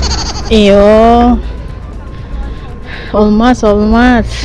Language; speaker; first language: Turkish; non-native, learner; Indonesian